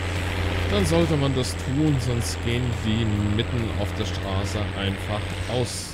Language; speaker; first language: German; native; German